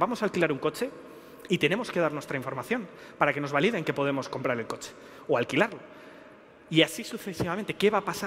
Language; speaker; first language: Spanish; native; Spanish